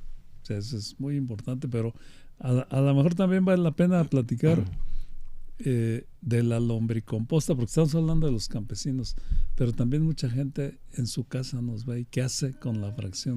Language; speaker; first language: Spanish; native; Spanish